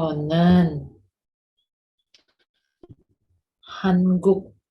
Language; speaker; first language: Korean; non-native, learner; Indonesian